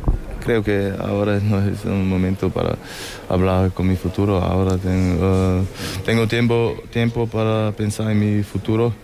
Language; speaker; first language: Spanish; non-native, fluent; German